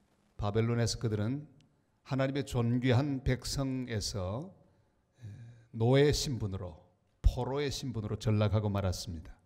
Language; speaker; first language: Korean; native; Korean